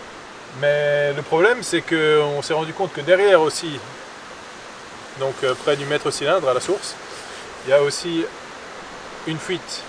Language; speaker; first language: French; native; French